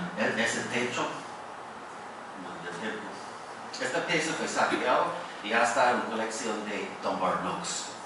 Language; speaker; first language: Spanish; non-native, fluent; English